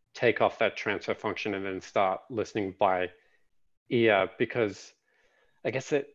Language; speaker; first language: English; native; English